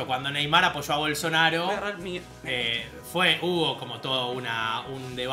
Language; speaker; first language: Spanish; native; Spanish